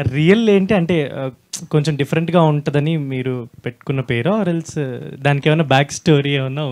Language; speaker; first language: Telugu; native; Telugu